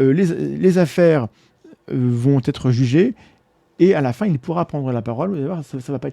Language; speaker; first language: French; native; French